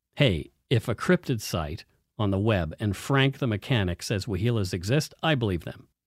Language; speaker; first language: English; native; English